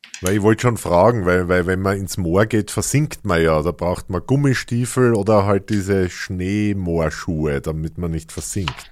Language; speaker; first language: German; native; German